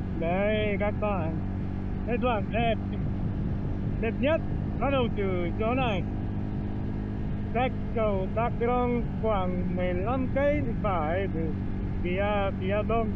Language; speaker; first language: Vietnamese; non-native, fluent; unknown